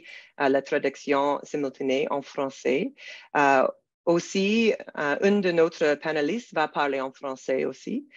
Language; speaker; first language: French; non-native, local second language; English